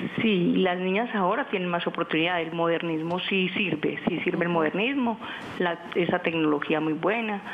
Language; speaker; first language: Spanish; native; Spanish